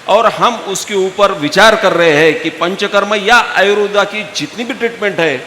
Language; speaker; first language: Hindi; non-native, local second language; Marathi